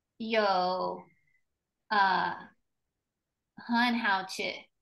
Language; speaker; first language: Chinese; non-native, learner; English